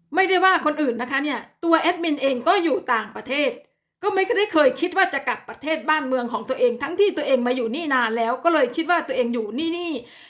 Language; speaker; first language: Thai; native; Thai